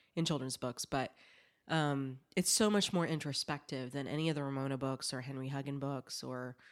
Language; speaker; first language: English; native; English